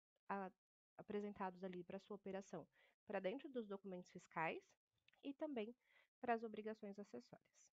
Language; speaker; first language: Portuguese; native; Portuguese